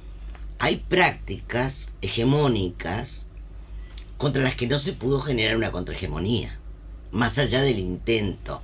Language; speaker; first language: Spanish; native; Spanish